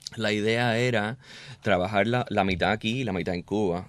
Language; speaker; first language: Spanish; early bilingual, heritage; Spanish